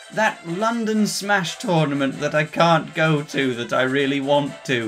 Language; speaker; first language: English; native; English